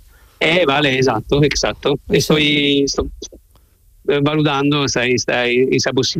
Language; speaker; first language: Spanish; non-native, learner; Italian